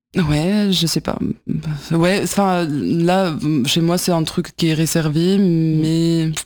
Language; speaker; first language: French; non-native, fluent; German